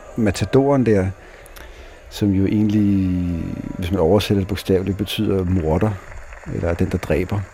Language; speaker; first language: Danish; native; Danish